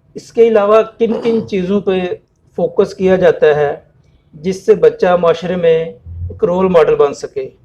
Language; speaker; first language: Urdu; non-native, local second language; Punjabi